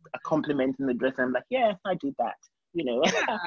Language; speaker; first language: English; non-native, local second language; Yoruba